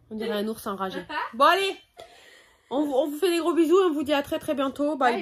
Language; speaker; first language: French; native; French